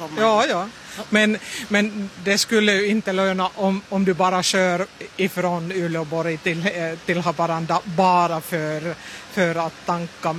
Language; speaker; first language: Swedish; non-native, local second language; Finnish